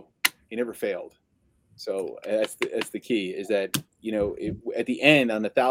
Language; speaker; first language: English; native; English